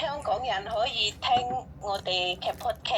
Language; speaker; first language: Cantonese; non-native, fluent; Indonesian